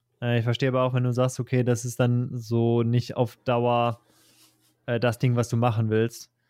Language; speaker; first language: German; native; German